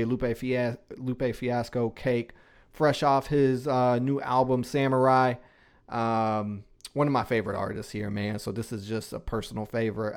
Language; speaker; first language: English; native; English